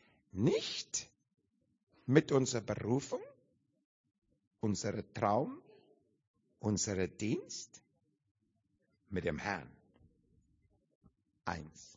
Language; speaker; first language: German; non-native, learner; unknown